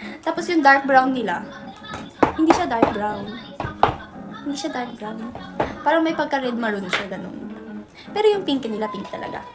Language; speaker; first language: Filipino; native; Filipino